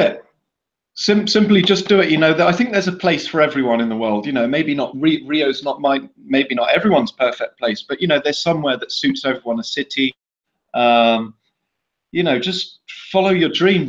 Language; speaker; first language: English; native; English